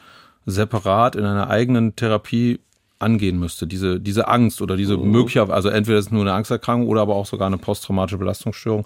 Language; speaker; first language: German; native; German